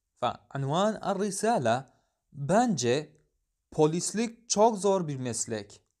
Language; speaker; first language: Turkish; non-native, fluent; Arabic